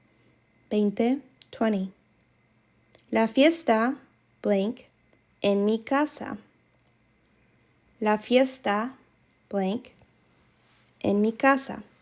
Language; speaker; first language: Spanish; non-native, fluent; English